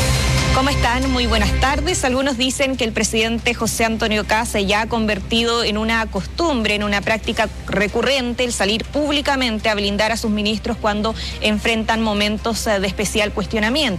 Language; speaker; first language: Spanish; native; Spanish